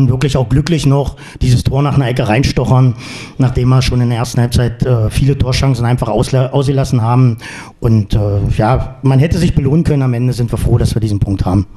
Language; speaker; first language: German; native; German